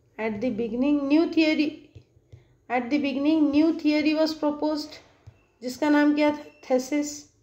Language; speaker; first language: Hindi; non-native, local second language; Marathi